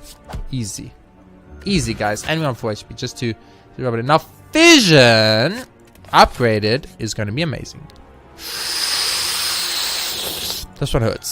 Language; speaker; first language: English; native; English